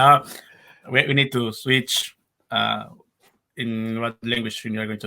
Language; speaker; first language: English; non-native, learner; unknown